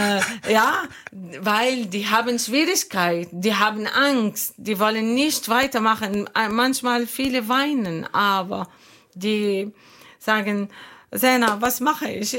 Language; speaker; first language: German; non-native, learner; Arabic